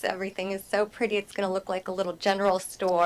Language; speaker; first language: English; native; English